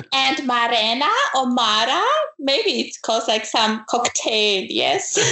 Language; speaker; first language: English; non-native, fluent; Ukrainian